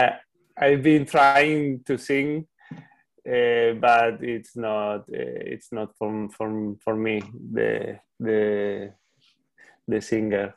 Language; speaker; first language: English; non-native, learner; Spanish